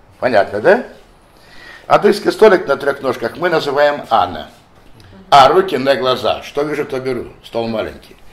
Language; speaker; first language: Russian; non-native, local second language; Adyghe